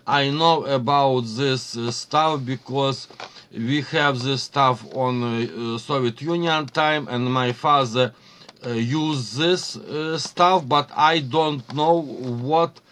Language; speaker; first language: English; non-native, learner; Ukrainian